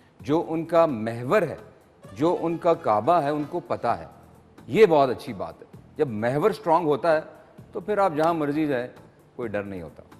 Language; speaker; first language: Urdu; non-native, local second language; Pashto